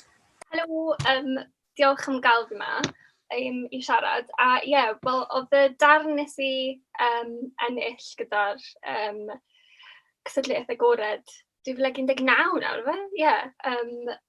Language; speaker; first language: Welsh; native; Welsh